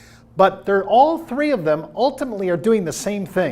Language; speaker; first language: English; native; English